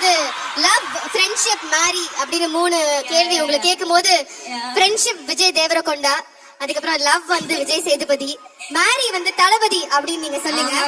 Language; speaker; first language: Tamil; non-native, learner; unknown